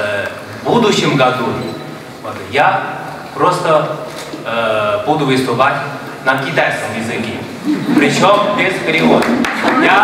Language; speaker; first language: Russian; non-native, fluent; Chinese